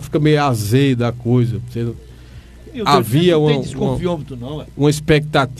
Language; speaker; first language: Portuguese; native; Portuguese